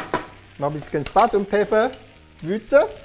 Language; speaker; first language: German; non-native, learner; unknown